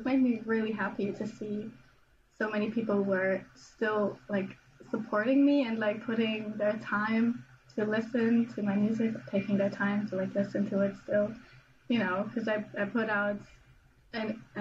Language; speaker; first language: English; non-native, fluent; German